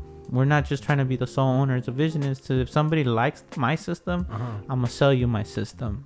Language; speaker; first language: English; early bilingual, other home language; Spanish